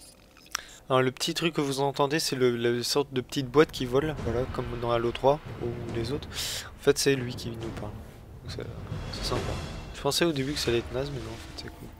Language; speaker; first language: French; native; French